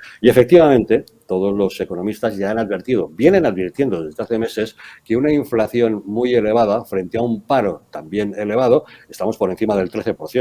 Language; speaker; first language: Spanish; native; Spanish